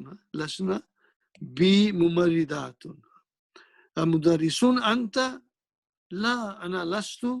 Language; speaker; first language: Arabic; non-native, fluent; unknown